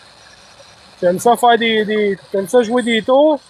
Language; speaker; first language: French; native; French